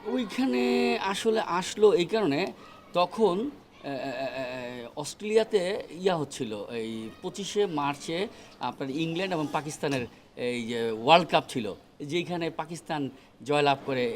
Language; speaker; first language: Bangla; native; Bangla